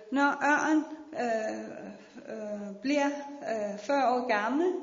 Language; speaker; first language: Danish; non-native, fluent; Persian